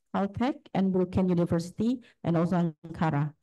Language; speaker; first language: English; non-native, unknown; Indonesian